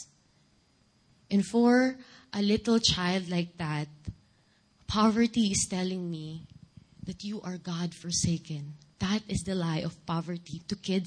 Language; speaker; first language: English; non-native, local second language; Filipino